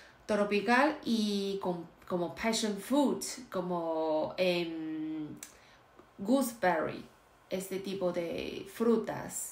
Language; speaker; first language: Spanish; non-native, fluent; Chinese